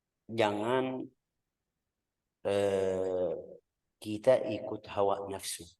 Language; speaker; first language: Indonesian; non-native, fluent; Arabic